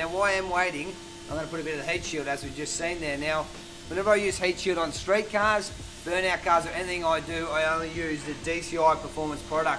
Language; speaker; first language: English; native; English